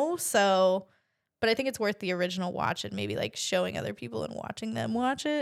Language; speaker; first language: English; native; English